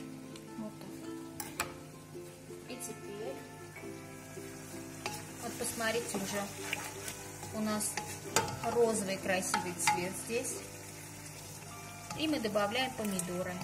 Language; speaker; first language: Russian; non-native, fluent; Armenian